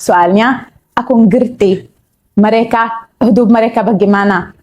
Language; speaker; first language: Indonesian; non-native, learner; Arabic